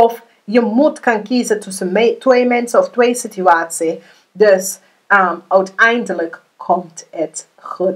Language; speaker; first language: Dutch; non-native, learner; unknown